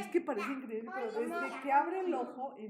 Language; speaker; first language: Spanish; native; Spanish